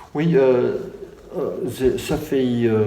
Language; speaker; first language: French; non-native, fluent; English